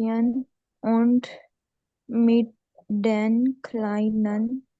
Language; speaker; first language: German; non-native, learner; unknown